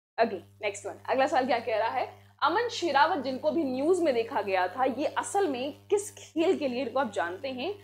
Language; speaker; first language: Hindi; native; Hindi